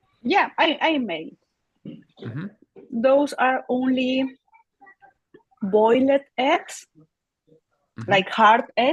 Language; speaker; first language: English; non-native, learner; Spanish